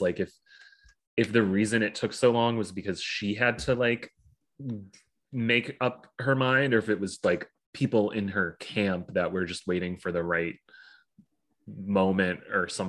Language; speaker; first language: English; native; English